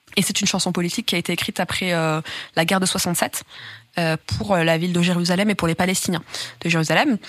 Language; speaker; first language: French; native; French